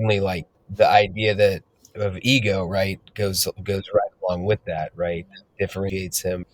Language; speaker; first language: English; native; English